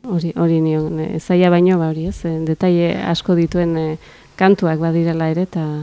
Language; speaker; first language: Basque; native; Basque